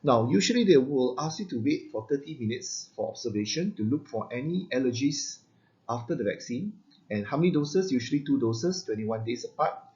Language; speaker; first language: English; non-native, local second language; Malay